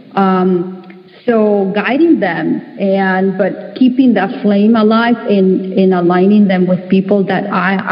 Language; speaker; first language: English; non-native, fluent; Spanish